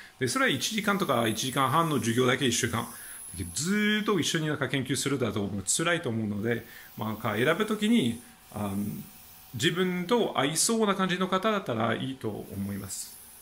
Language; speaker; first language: Japanese; non-native, fluent; French